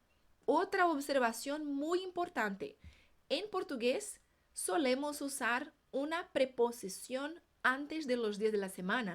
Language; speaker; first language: Spanish; non-native, fluent; Portuguese